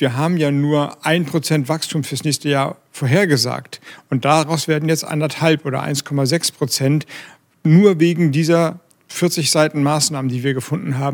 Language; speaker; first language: German; native; German